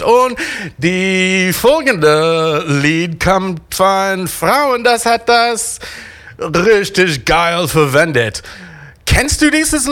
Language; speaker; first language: German; non-native, fluent; English